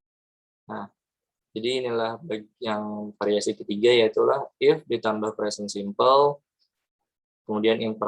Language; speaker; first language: Indonesian; native; Indonesian